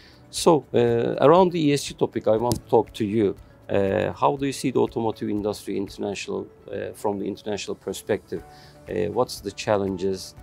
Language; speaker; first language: English; non-native, fluent; Turkish